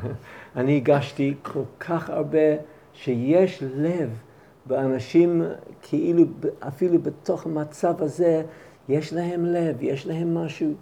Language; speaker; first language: Hebrew; non-native, fluent; English